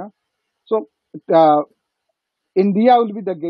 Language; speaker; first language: English; non-native, local second language; Nepali